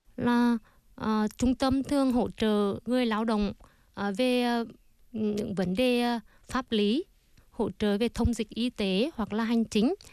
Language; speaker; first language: Vietnamese; native; Vietnamese